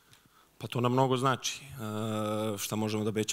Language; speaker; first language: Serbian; early bilingual, heritage; Serbian